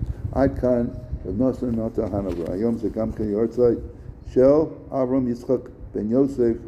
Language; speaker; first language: Hebrew; non-native, fluent; English